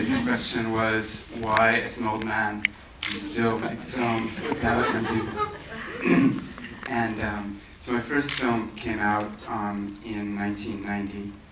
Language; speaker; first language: English; native; English